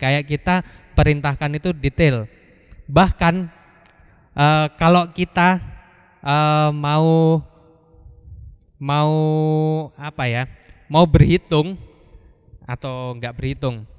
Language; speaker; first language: Indonesian; native; Indonesian